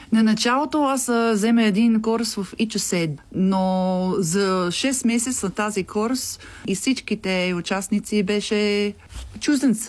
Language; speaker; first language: Bulgarian; non-native, learner; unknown